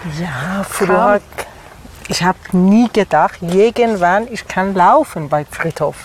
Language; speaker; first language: German; non-native, learner; Persian